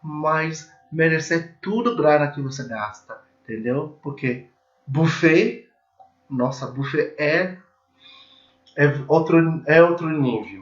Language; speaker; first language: Portuguese; non-native, learner; English